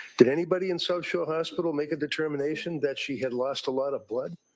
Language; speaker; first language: English; native; English